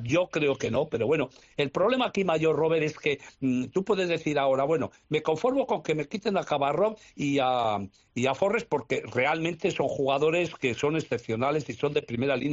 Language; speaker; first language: Spanish; native; Spanish